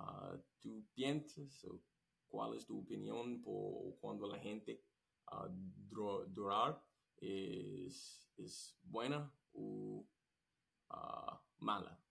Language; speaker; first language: Spanish; non-native, learner; English